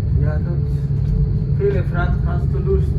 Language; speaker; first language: German; non-native, learner; Serbian